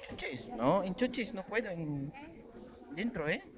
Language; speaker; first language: Spanish; non-native, learner; Filipino